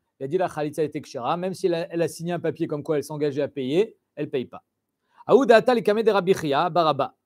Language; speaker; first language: French; native; French